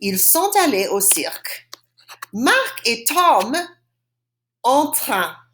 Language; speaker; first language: French; non-native, fluent; English